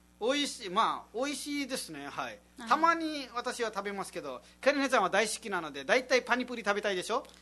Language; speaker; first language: Japanese; non-native, fluent; Nepali